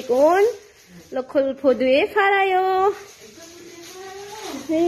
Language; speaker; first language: Korean; non-native, learner; Nepali